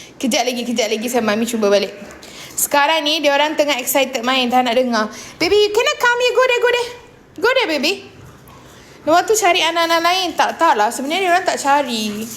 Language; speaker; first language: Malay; non-native, local second language; Tamil